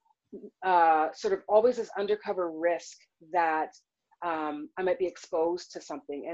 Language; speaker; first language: English; native; English